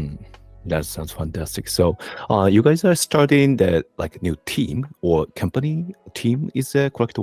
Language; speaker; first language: English; non-native, learner; Japanese